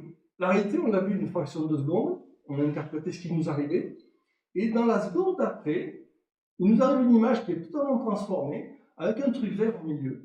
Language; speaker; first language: French; native; French